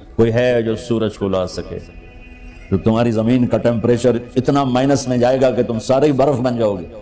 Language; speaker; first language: Urdu; non-native, local second language; Punjabi